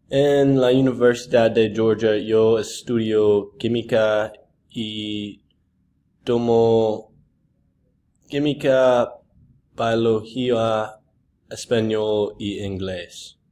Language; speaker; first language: Spanish; non-native, learner; English